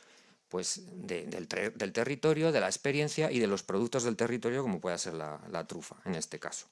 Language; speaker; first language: Spanish; native; Spanish